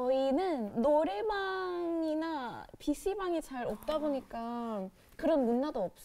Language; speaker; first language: Korean; non-native, fluent; Spanish